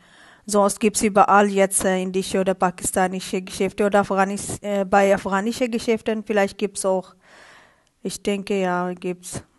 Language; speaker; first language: German; non-native, learner; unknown